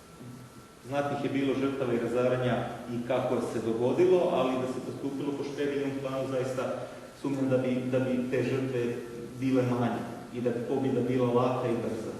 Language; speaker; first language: Croatian; native; Croatian